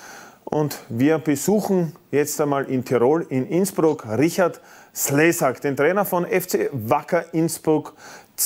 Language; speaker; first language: German; native; German